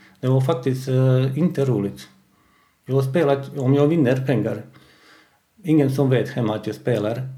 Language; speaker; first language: Swedish; non-native, fluent; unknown